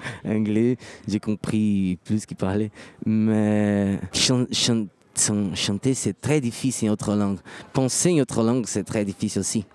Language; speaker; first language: French; non-native, fluent; Portuguese